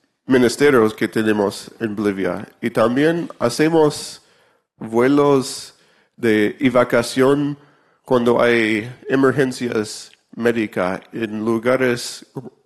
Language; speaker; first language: Spanish; non-native, fluent; English